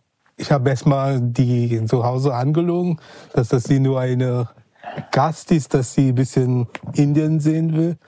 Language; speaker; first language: German; non-native, fluent; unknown